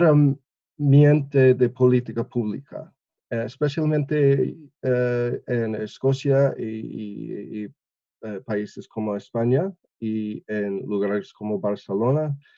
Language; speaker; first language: Spanish; non-native, learner; English